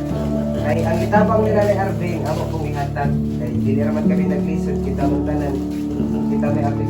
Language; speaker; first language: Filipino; non-native, local second language; Cebuano